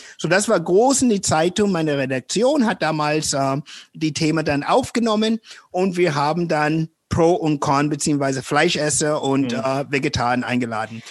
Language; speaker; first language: German; non-native, fluent; English